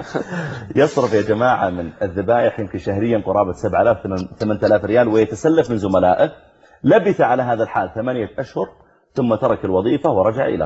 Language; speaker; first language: Arabic; native; Arabic